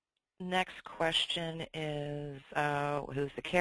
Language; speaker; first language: English; native; English